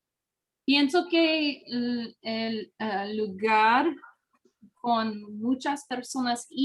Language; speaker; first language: Spanish; non-native, learner; English